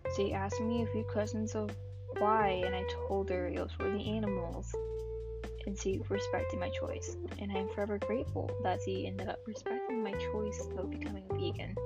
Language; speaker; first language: English; native; English